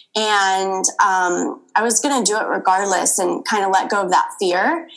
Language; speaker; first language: English; native; English